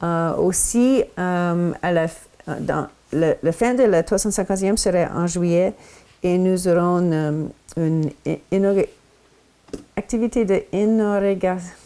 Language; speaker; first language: French; non-native, local second language; English